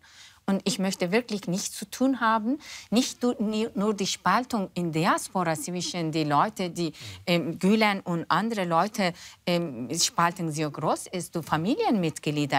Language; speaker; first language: German; non-native, fluent; Turkish